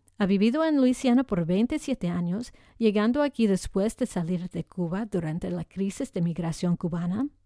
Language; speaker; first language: Spanish; non-native, fluent; English